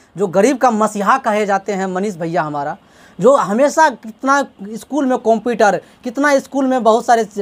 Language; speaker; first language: Hindi; native; Hindi